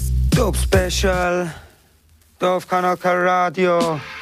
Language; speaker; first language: German; native; German